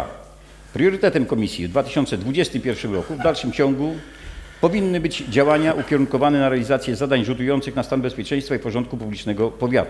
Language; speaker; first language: Polish; native; Polish